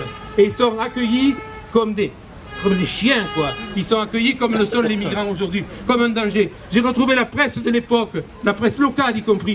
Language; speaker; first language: French; native; French